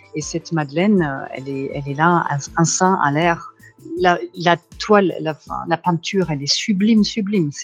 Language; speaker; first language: French; non-native, fluent; German